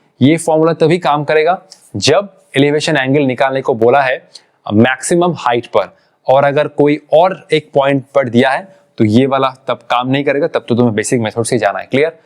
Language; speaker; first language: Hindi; non-native, local second language; Bangla